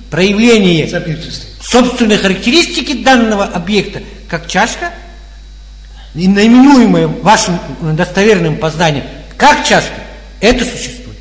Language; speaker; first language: Russian; native; Russian